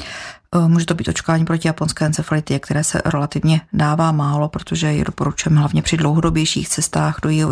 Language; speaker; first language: Czech; native; Czech